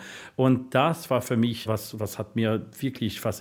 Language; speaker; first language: German; non-native, fluent; English